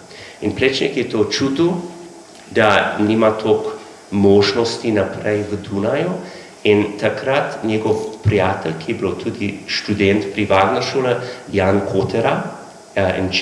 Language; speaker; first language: Slovenian; non-native, learner; English